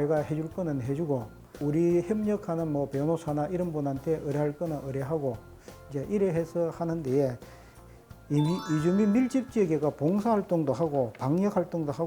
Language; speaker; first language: Korean; native; Korean